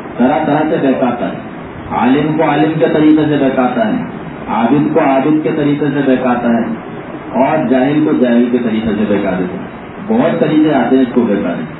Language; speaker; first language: Urdu; native; Urdu